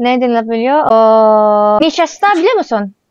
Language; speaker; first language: Turkish; non-native, learner; Indonesian